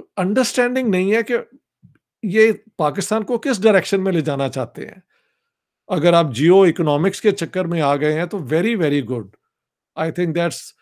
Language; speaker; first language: Urdu; non-native, local second language; Punjabi